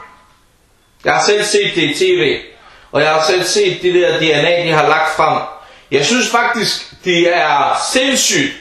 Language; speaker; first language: Danish; early bilingual, other home language; Arabic